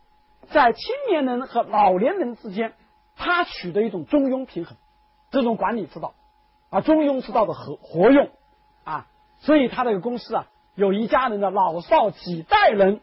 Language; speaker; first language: Chinese; native; Chinese